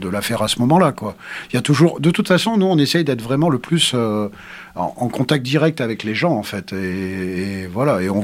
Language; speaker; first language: French; native; French